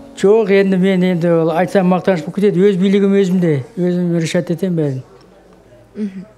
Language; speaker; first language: Kazakh; native; Kazakh